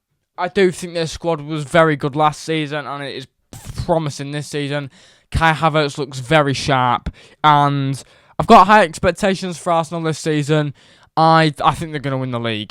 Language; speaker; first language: English; native; English